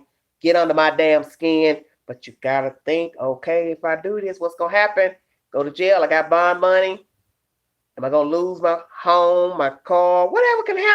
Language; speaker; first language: English; native; English